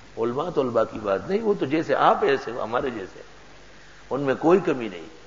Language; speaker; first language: Urdu; non-native, local second language; Pashto